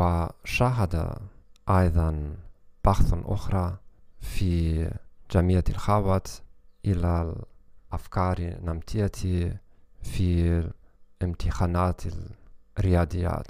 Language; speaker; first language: Arabic; non-native, learner; German